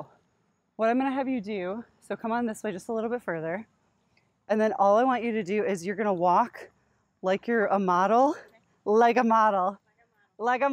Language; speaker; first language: English; native; English